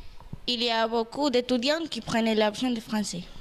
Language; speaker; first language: French; non-native, learner; Spanish